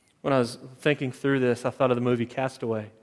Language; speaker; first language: English; native; English